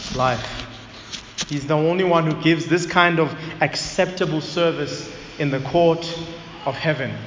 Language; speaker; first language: English; non-native, local second language; Zulu